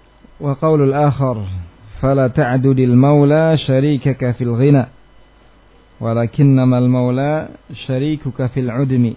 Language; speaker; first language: Arabic; non-native, fluent; Indonesian